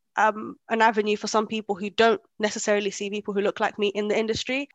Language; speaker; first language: English; early bilingual, other home language; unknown